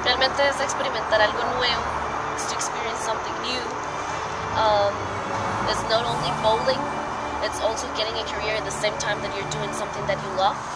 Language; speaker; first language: English; non-native, fluent; Spanish